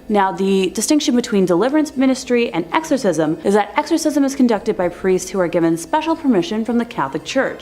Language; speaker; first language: English; native; English